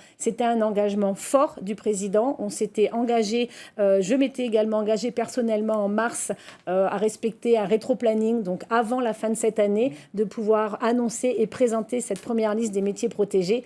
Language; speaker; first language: French; native; French